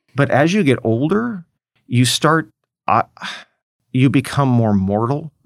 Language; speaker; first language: English; native; English